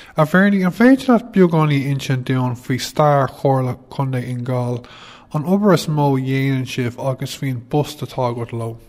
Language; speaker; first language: Irish; non-native, local second language; English